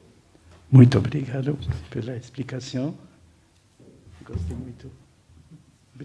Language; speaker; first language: Portuguese; non-native, fluent; Dutch